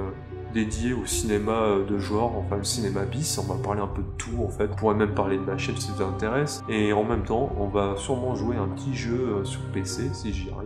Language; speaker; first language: French; native; French